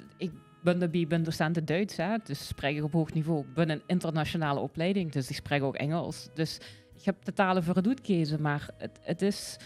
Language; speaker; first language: Dutch; native; Dutch